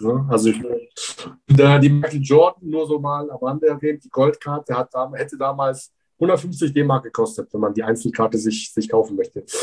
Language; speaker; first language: German; early bilingual, other home language; Persian